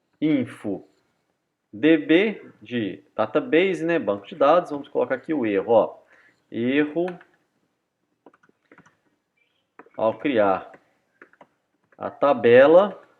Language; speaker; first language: Portuguese; native; Portuguese